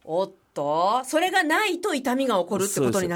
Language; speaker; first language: Japanese; native; Japanese